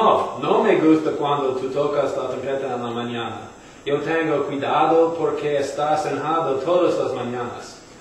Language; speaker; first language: Spanish; non-native, learner; English